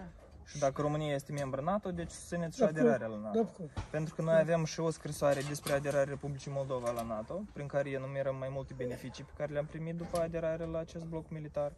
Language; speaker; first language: Romanian; native; Romanian